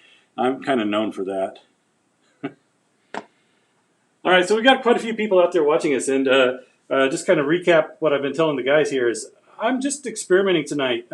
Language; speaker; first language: English; native; English